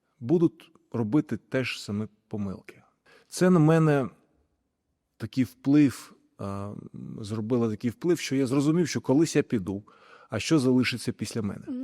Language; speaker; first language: Ukrainian; non-native, local second language; Russian